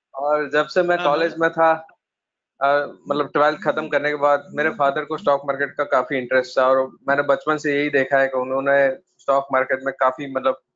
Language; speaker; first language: Hindi; non-native, local second language; Gujarati